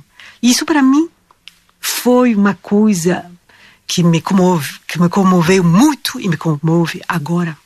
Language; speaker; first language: Portuguese; non-native, fluent; French